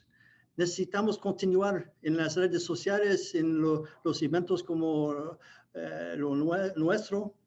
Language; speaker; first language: Spanish; non-native, fluent; English